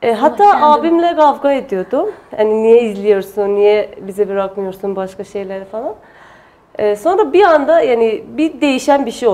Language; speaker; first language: Turkish; non-native, fluent; Persian